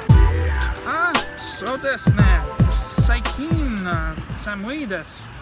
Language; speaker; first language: Japanese; non-native, learner; English